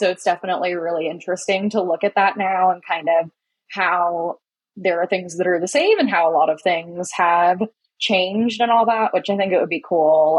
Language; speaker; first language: English; native; English